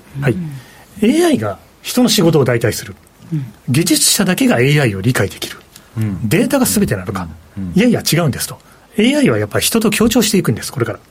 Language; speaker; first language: Japanese; native; Japanese